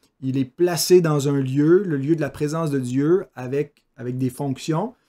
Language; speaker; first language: French; native; French